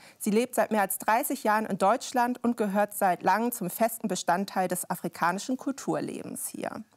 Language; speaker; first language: German; native; German